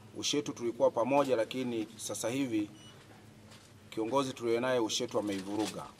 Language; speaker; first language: Swahili; native; Swahili